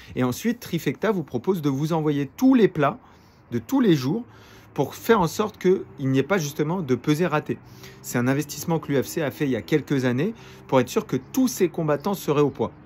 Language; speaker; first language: French; native; French